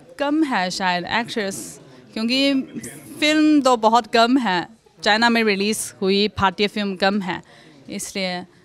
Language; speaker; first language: Hindi; non-native, fluent; Chinese